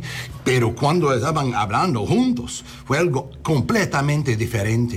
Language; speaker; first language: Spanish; early bilingual, heritage; English